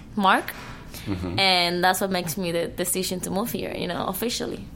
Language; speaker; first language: English; non-native, learner; Spanish